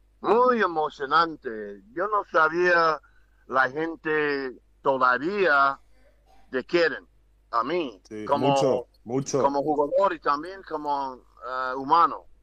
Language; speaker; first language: Spanish; non-native, learner; English